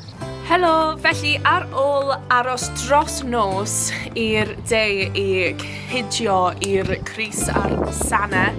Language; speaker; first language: Welsh; non-native, local second language; English